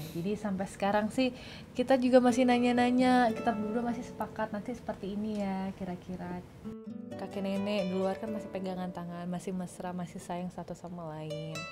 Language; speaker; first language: Indonesian; native; Indonesian